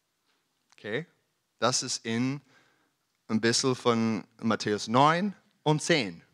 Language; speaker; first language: German; non-native, learner; English